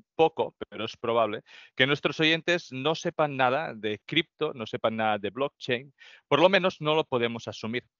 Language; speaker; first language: Spanish; native; Spanish